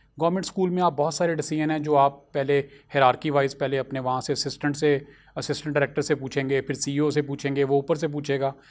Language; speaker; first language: Urdu; non-native, local second language; Punjabi